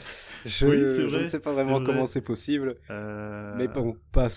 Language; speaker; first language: French; native; French